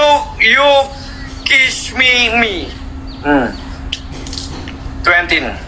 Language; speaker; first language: English; non-native, learner; Javanese